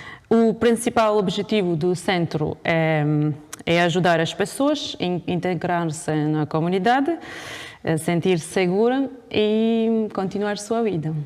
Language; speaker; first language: Portuguese; non-native, fluent; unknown